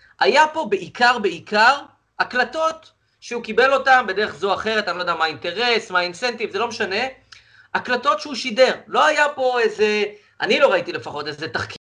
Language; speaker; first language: Hebrew; native; Hebrew